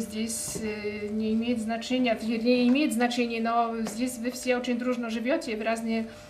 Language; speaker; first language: Russian; non-native, fluent; Polish